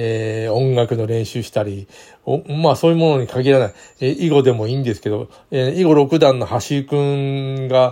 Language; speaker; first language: Japanese; native; Japanese